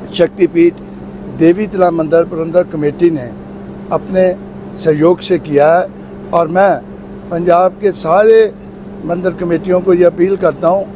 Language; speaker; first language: Hindi; non-native, local second language; Punjabi